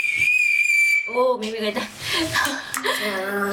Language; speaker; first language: Japanese; native; Japanese